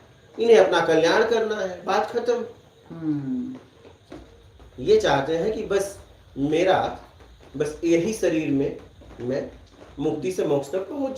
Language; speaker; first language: Hindi; native; Hindi